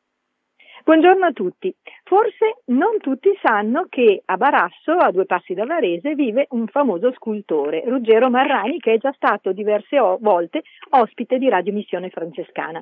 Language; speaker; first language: Italian; native; Italian